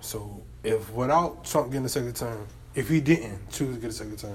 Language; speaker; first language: English; native; English